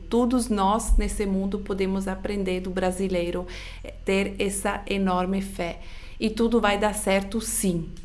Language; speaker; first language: Portuguese; non-native, fluent; Swiss German